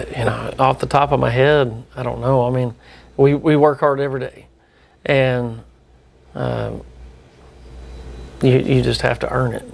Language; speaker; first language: English; native; English